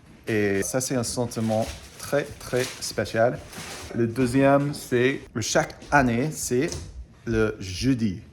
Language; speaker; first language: French; non-native, fluent; English